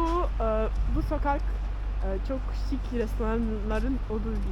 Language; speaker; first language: Turkish; non-native, learner; Russian